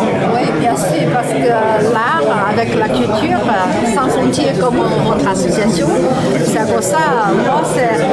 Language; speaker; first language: French; non-native, learner; Chinese